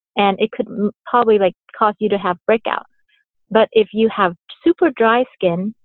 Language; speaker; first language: English; early bilingual, other home language; Vietnamese